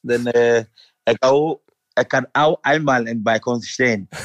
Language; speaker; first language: German; non-native, learner; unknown